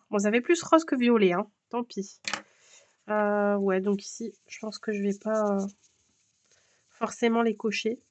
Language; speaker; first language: French; native; French